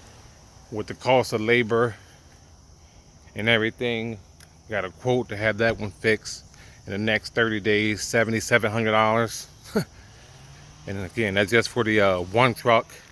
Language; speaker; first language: English; native; English